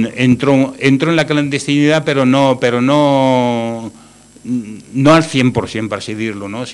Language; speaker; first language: Spanish; native; Spanish